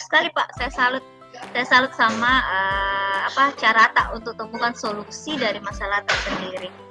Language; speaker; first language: Indonesian; non-native, local second language; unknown